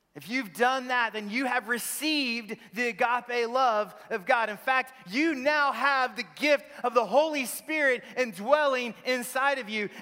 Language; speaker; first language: English; native; English